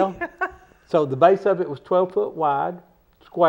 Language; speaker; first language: English; native; English